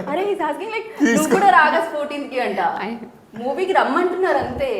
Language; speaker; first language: Telugu; native; Telugu